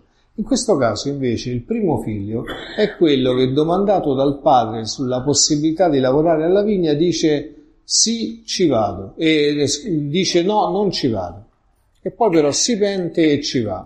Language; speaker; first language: Italian; native; Italian